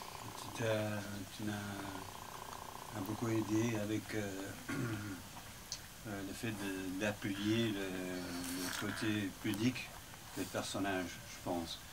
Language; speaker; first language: French; non-native, fluent; English